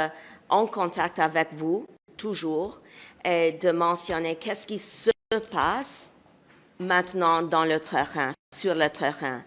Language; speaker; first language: French; non-native, local second language; English